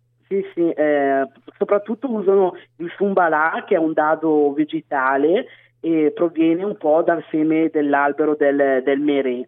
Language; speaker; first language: Italian; native; Italian